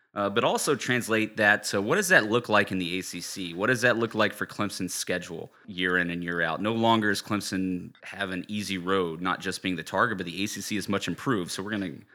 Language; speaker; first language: English; native; English